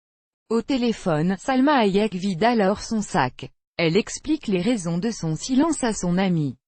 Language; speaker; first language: French; native; French